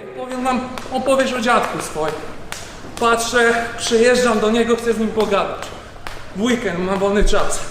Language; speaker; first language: Polish; native; Polish